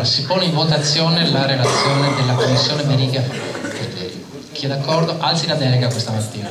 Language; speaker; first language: Italian; native; Italian